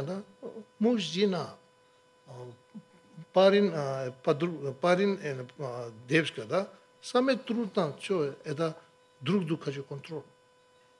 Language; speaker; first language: Russian; non-native, learner; Tibetan